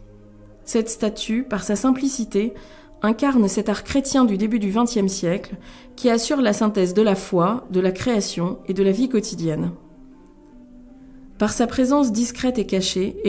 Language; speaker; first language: French; native; French